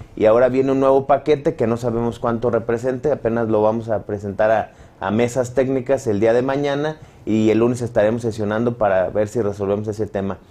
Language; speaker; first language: Spanish; native; Spanish